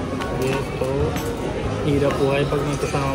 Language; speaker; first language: Filipino; non-native, learner; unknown